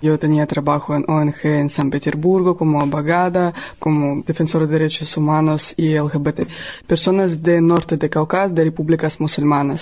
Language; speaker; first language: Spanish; non-native, learner; Russian